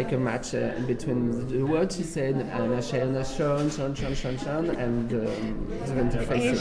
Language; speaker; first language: English; non-native, learner; French